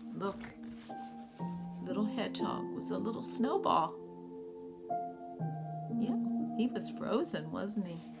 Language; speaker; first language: English; native; English